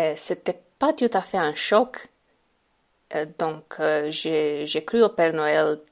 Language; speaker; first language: French; non-native, fluent; Romanian